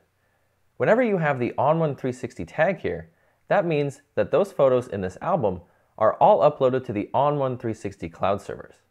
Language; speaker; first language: English; native; English